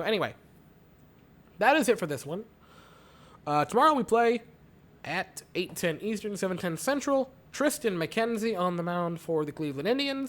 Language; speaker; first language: English; native; English